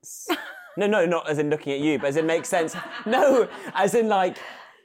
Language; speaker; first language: English; native; English